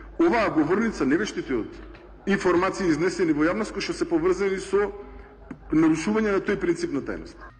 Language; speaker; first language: Macedonian; native; Macedonian